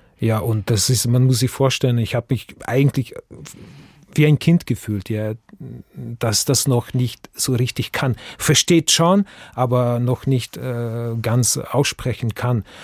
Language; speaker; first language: German; non-native, fluent; Russian